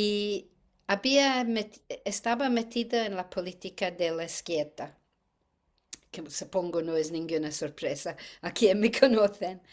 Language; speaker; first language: Spanish; non-native, fluent; English